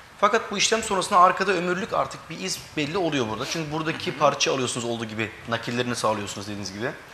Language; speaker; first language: Turkish; early bilingual, heritage; Turkish